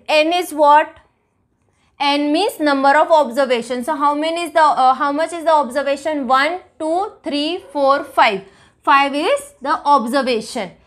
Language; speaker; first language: English; non-native, local second language; Marathi